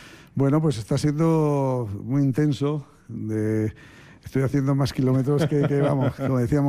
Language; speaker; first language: Spanish; native; Spanish